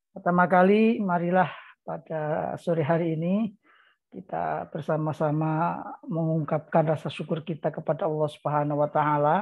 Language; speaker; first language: Indonesian; native; Indonesian